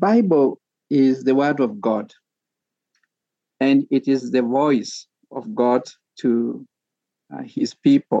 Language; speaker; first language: English; non-native, local second language; Kalenjin